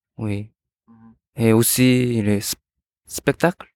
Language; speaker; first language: French; non-native, learner; Korean